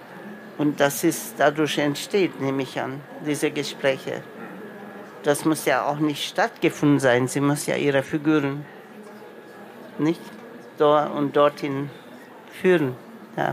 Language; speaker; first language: German; non-native, local second language; Turkish